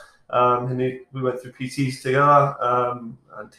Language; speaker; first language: English; native; English